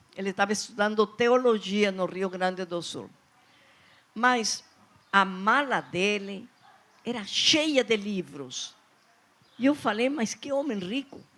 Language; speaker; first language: Portuguese; non-native, fluent; Spanish